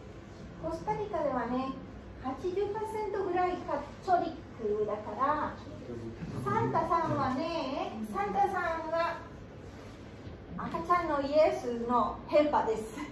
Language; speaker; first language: Japanese; non-native, learner; Spanish